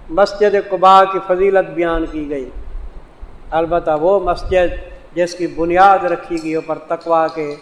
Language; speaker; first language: Urdu; non-native, local second language; Saraiki